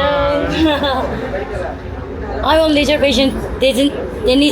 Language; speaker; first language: English; non-native, learner; Korean